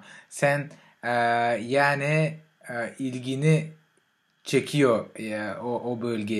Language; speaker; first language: Turkish; non-native, fluent; French